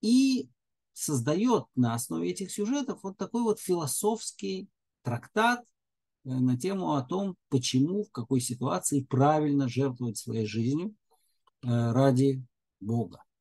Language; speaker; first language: Russian; native; Russian